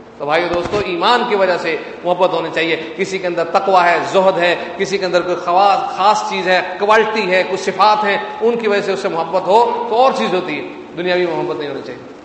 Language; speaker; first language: Urdu; native; Urdu